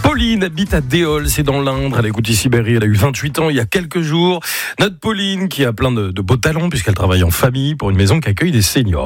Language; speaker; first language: French; native; French